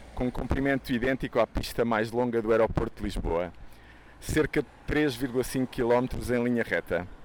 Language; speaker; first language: Portuguese; native; Portuguese